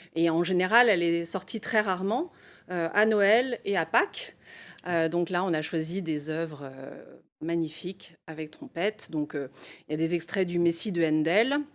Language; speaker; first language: French; non-native, fluent; English